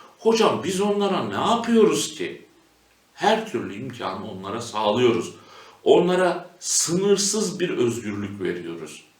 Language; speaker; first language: Turkish; native; Turkish